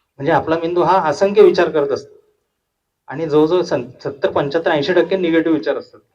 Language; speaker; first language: Marathi; non-native, local second language; Hindi